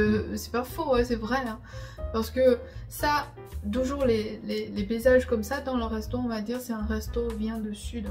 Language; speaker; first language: French; non-native, fluent; Chinese